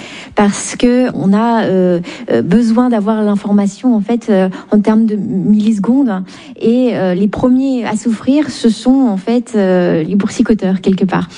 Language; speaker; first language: French; native; French